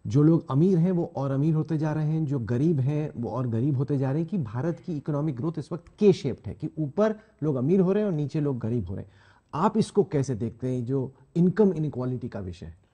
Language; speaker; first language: Hindi; native; Hindi